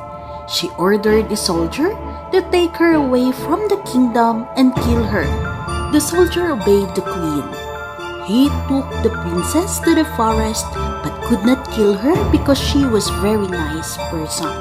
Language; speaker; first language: English; non-native, learner; Indonesian